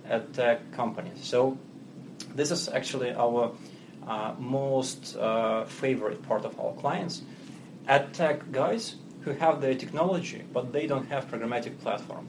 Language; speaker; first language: English; non-native, fluent; Russian